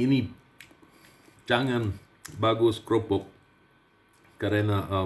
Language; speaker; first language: Indonesian; non-native, learner; English